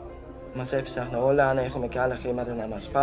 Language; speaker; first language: Greek; non-native, learner; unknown